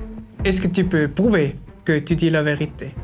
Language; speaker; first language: French; non-native, local second language; German